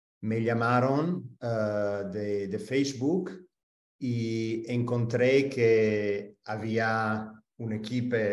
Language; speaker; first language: Spanish; non-native, fluent; Italian